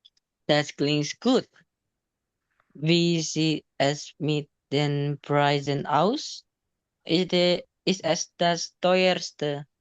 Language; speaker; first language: German; non-native, learner; Indonesian